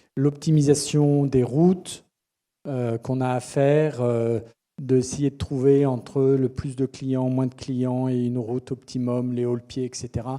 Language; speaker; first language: French; native; French